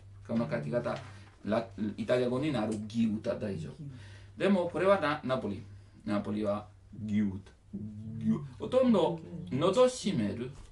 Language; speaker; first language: Japanese; non-native, learner; Italian